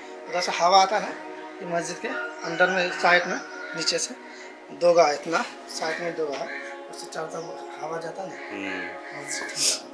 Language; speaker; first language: Hindi; non-native, local second language; Malayalam